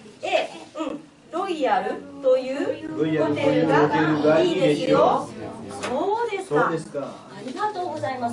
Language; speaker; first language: Japanese; non-native, fluent; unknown